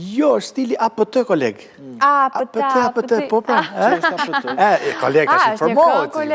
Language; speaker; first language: Albanian; native; Albanian